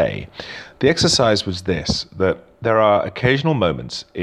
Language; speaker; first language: English; native; English